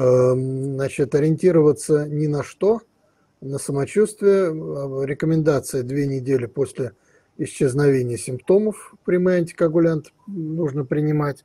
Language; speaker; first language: Russian; native; Russian